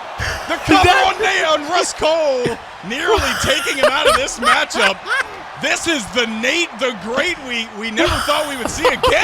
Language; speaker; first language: English; native; English